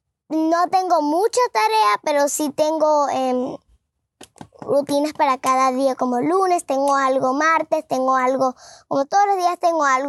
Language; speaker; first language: Spanish; early bilingual, heritage; Spanish